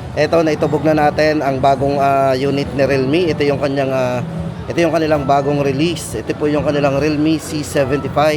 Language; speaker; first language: Filipino; native; Filipino